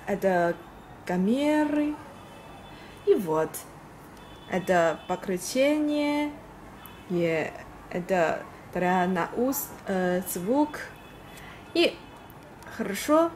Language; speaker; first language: Russian; non-native, learner; Chinese